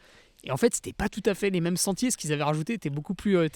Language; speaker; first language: French; native; French